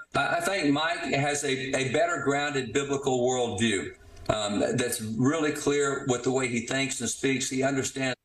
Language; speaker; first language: English; native; English